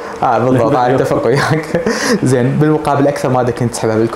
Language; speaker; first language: Arabic; native; Arabic